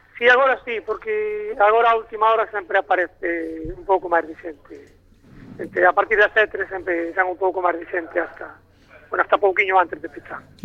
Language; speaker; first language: Galician; non-native, local second language; Spanish